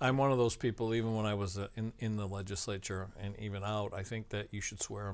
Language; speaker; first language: English; native; English